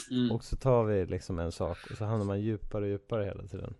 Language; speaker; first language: Swedish; native; Swedish